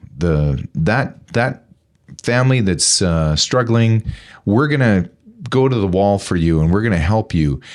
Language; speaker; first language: English; native; English